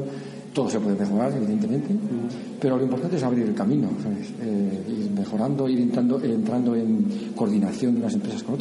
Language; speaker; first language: Spanish; native; Spanish